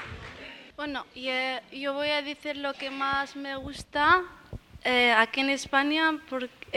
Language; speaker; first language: Spanish; non-native, fluent; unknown